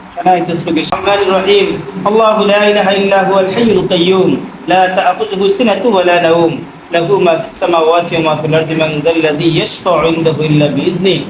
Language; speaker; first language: Arabic; non-native, fluent; Bangla